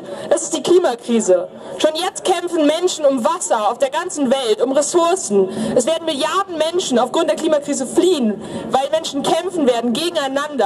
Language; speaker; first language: German; native; German